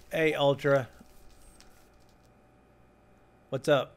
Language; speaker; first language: English; native; English